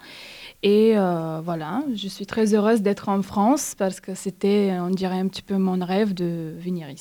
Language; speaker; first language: French; non-native, fluent; Bulgarian